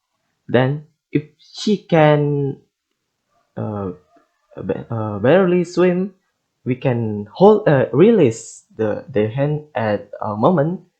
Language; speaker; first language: English; non-native, learner; Indonesian